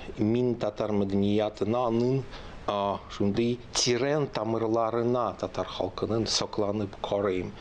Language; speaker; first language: Tatar; non-native, local second language; Russian